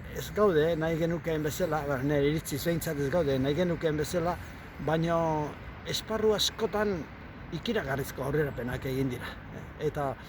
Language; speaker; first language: Basque; native; Basque